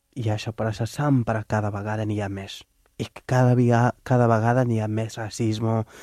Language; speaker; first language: Catalan; non-native, fluent; Wolof